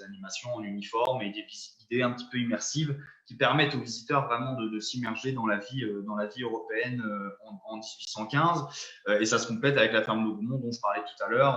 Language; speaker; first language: French; native; French